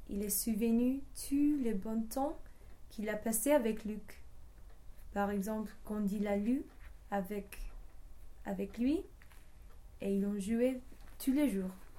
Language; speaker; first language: French; non-native, learner; English